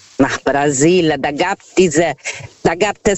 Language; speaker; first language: German; non-native, fluent; Portuguese